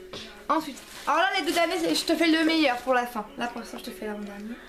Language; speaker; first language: French; early bilingual, other home language; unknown